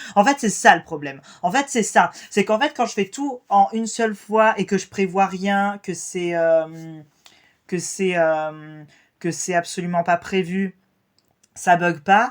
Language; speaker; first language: French; native; French